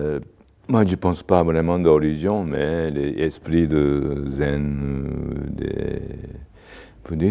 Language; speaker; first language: French; non-native, fluent; Japanese